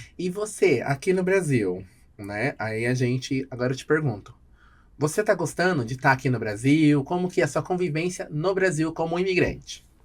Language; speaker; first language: Portuguese; native; Portuguese